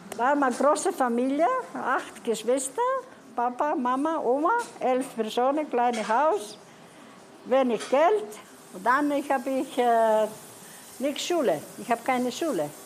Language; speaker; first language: German; non-native, learner; Greek